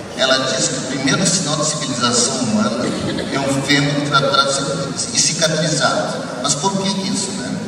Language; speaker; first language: Portuguese; early bilingual, other home language; Japanese